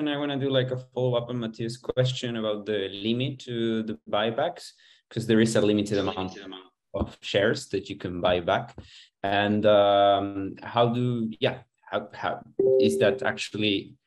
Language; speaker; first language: English; non-native, fluent; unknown